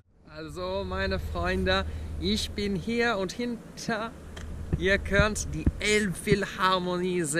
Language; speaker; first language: German; non-native, learner; English